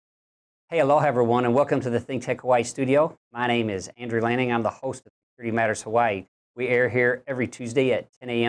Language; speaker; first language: English; native; English